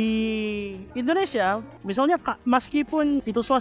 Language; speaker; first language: Indonesian; non-native, fluent; Filipino